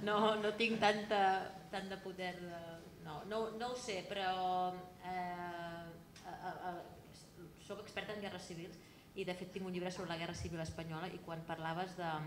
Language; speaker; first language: Catalan; native; Catalan